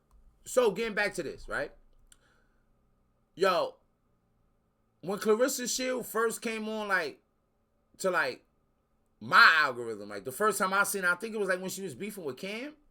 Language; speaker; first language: English; native; English